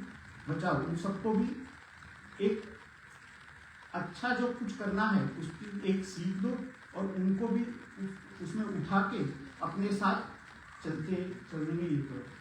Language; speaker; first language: Hindi; non-native, local second language; Bangla